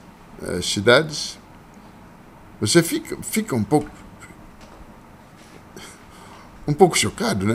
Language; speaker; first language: Portuguese; non-native, local second language; Kongo